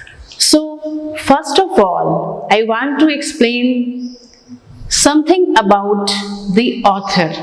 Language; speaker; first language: English; non-native, local second language; Hindi